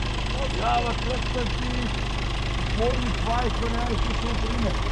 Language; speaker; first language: German; non-native, learner; Turkish